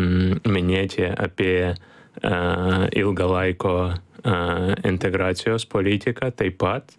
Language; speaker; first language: Lithuanian; non-native, learner; Ukrainian